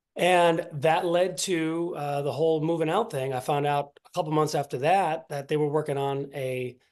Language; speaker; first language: English; native; English